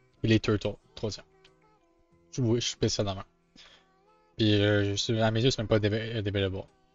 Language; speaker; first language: French; native; French